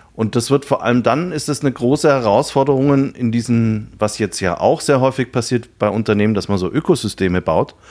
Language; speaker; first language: German; native; German